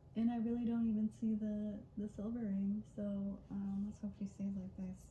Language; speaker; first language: English; native; English